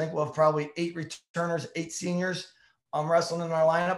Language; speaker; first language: English; native; English